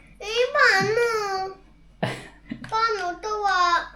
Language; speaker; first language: Filipino; early bilingual, heritage; Filipino